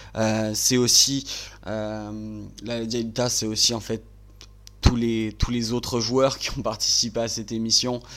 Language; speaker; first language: French; native; French